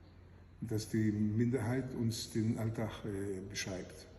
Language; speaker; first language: German; non-native, fluent; Hebrew